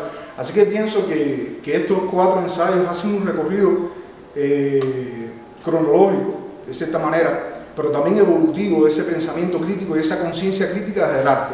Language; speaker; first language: Spanish; native; Spanish